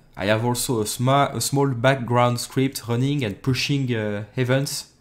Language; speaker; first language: English; non-native, fluent; French